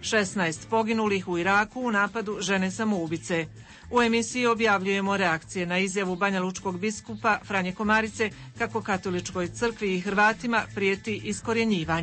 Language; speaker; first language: Croatian; native; Croatian